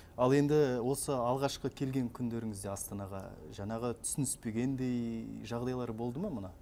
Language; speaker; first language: Kazakh; native; Kazakh